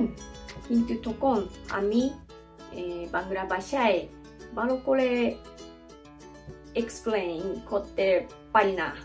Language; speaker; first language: Bangla; non-native, learner; Japanese